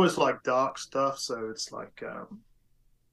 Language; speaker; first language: English; native; English